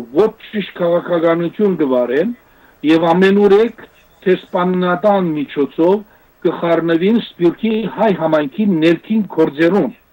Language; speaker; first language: Armenian; native; Armenian